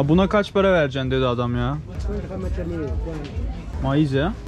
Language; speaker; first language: Turkish; native; Turkish